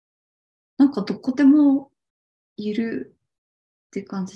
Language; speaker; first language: Japanese; non-native, fluent; Tatar